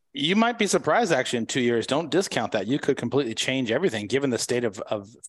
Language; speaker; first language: English; native; English